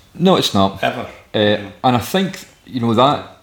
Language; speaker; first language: English; native; English